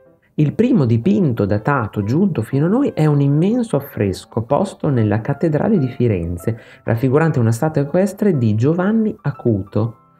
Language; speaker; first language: Italian; native; Italian